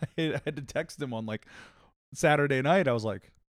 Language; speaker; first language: English; native; English